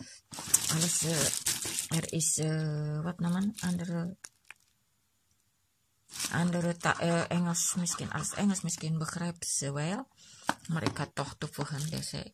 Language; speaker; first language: Dutch; non-native, learner; Indonesian